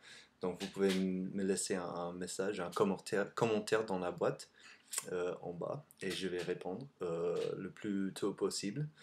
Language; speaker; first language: French; non-native, fluent; English